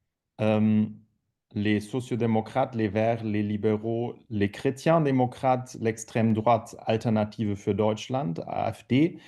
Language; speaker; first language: French; non-native, fluent; German